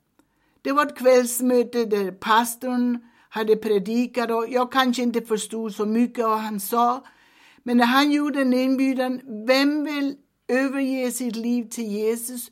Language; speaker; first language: Swedish; early bilingual, heritage; Swedish